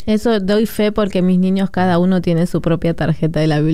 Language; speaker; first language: Spanish; native; Spanish